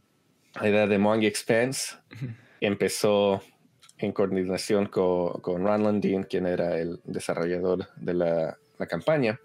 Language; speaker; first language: Spanish; early bilingual, heritage; Spanish